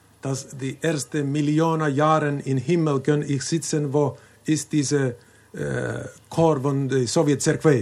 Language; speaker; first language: German; non-native, learner; Finnish